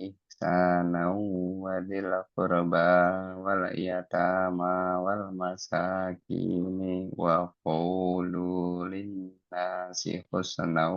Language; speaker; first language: Arabic; non-native, learner; Indonesian